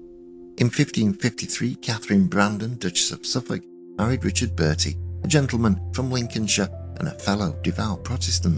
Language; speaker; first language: English; native; English